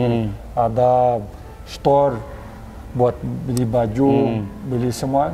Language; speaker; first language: Indonesian; non-native, fluent; Portuguese